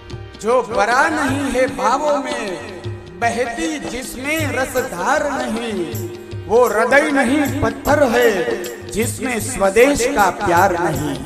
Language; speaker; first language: Hindi; non-native, local second language; Gujarati